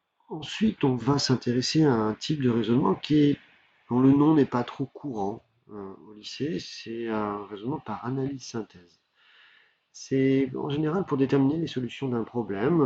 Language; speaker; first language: French; native; French